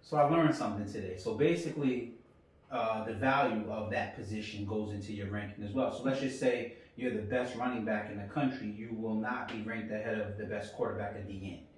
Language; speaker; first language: English; native; English